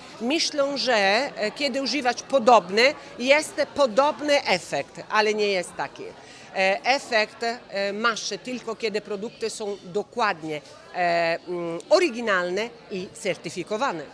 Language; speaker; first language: Polish; non-native, learner; Italian